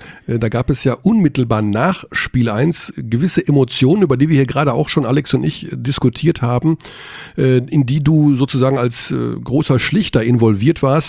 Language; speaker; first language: German; native; German